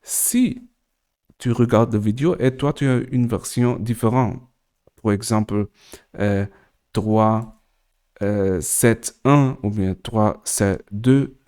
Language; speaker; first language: French; non-native, learner; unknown